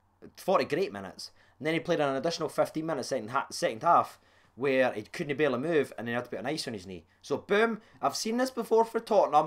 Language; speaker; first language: English; native; English